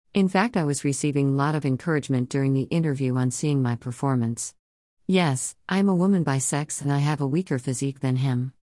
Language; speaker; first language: English; non-native, local second language; Tamil